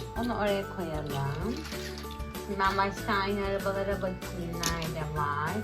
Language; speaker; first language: Turkish; native; Turkish